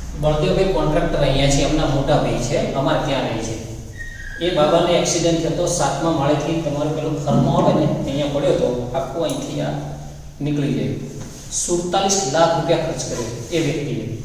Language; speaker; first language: Gujarati; native; Gujarati